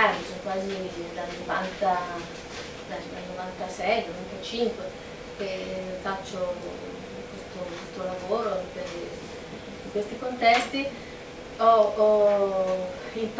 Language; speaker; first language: Italian; native; Italian